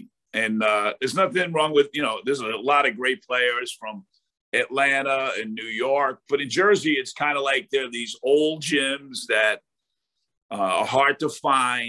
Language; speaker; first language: English; native; English